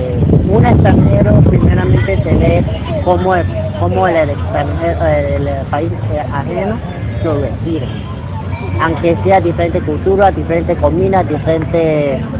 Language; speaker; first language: Spanish; non-native, learner; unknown